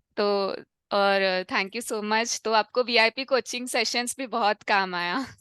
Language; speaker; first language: Hindi; non-native, local second language; Tamil